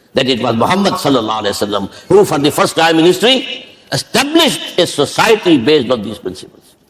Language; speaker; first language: English; non-native, local second language; Urdu